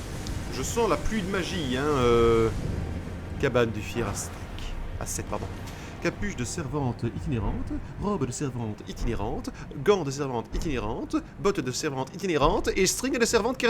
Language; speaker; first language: French; native; French